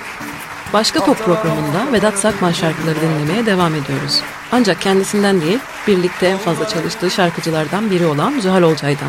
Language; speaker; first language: Turkish; native; Turkish